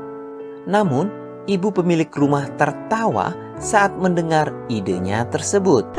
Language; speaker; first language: Indonesian; native; Indonesian